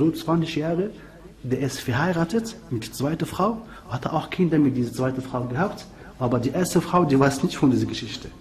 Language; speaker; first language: German; non-native, fluent; Arabic